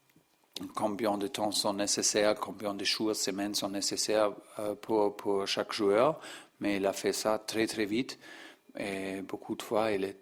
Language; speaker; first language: French; non-native, learner; German